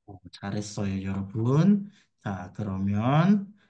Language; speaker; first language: Korean; non-native, fluent; Indonesian